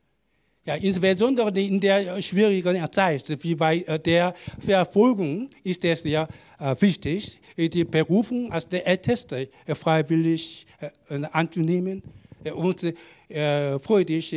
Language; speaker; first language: German; non-native, learner; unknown